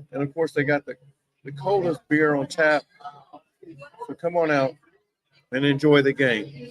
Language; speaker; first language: English; native; English